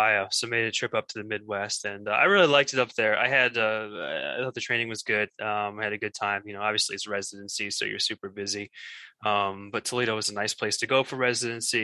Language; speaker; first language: English; native; English